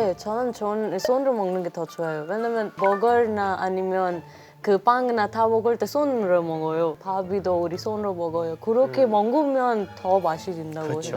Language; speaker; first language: Korean; non-native, learner; Odia